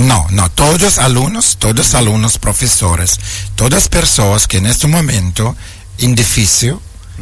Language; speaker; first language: Portuguese; non-native, learner; Ukrainian